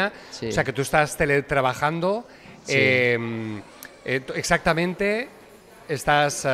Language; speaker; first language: Spanish; non-native, local second language; Catalan